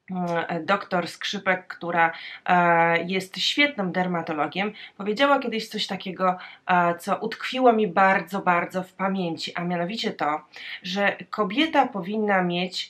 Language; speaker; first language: Polish; native; Polish